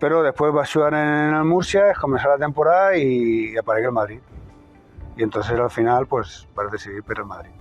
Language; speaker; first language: Spanish; native; Spanish